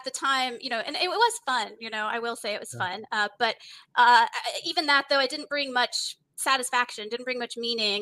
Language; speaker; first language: English; native; English